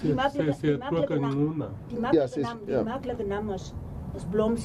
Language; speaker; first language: Dutch; non-native, local second language; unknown